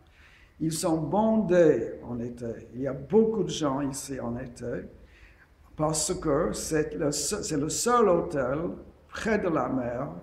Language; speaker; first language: French; non-native, fluent; English